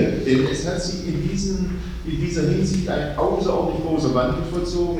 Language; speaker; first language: German; native; German